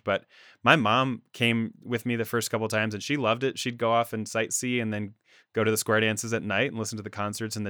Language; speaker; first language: English; native; English